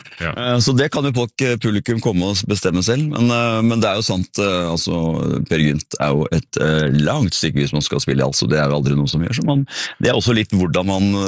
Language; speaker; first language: Norwegian; native; Norwegian